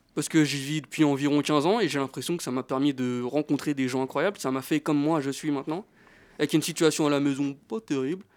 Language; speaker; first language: French; native; French